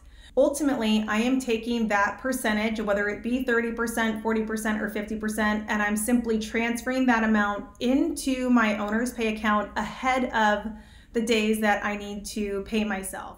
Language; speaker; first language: English; native; English